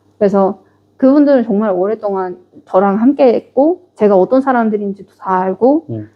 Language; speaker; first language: Korean; native; Korean